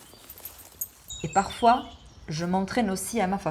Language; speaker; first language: French; non-native, fluent; Portuguese